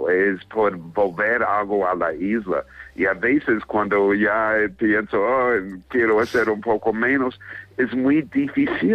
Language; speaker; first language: Spanish; non-native, fluent; English